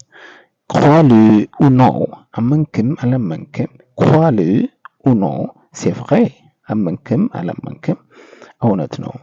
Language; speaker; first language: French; non-native, fluent; Amharic